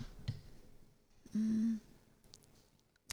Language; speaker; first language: English; non-native, fluent; Dutch